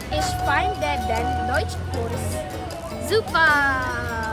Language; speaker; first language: German; non-native, learner; Cebuano